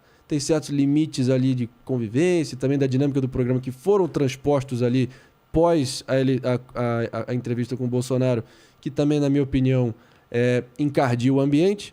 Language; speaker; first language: Portuguese; native; Portuguese